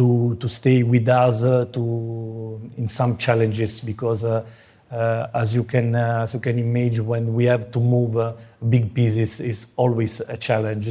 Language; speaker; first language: English; non-native, fluent; Italian